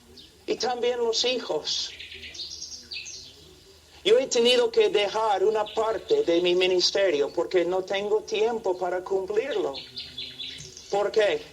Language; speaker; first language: Spanish; non-native, fluent; English